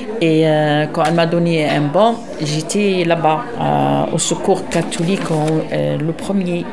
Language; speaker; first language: French; non-native, local second language; Arabic